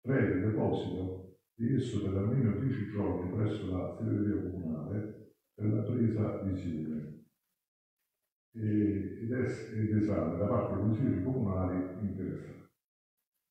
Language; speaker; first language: Italian; native; Italian